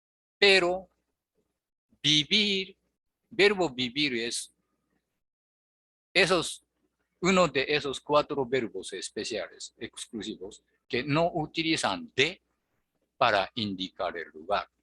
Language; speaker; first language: Spanish; non-native, fluent; Japanese